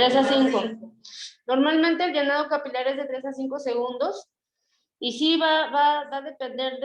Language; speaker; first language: Spanish; native; Spanish